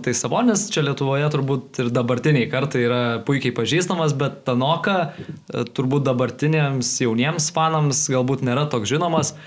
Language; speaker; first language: Lithuanian; native; Lithuanian